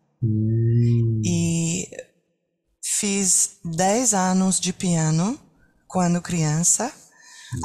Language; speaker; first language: Portuguese; non-native, learner; French